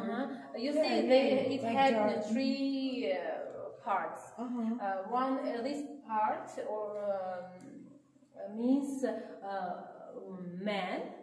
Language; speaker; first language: English; non-native, learner; Armenian